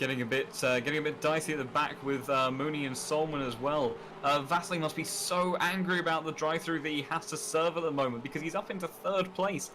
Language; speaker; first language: English; native; English